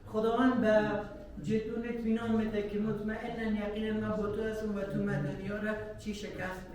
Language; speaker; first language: Persian; native; Persian